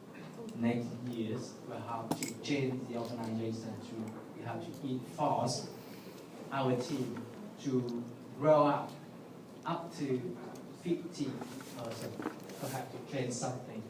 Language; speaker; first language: English; non-native, learner; Vietnamese